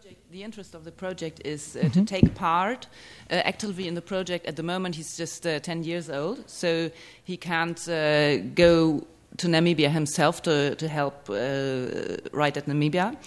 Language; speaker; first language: English; non-native, fluent; German